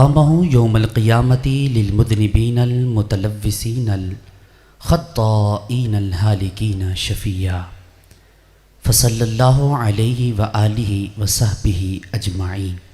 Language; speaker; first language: Arabic; non-native, fluent; Urdu